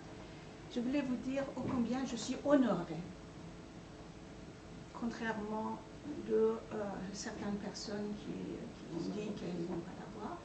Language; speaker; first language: French; non-native, fluent; Persian